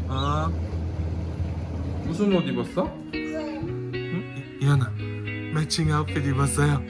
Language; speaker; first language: Korean; early bilingual, other home language; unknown